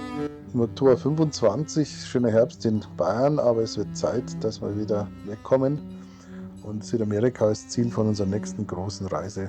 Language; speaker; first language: German; native; German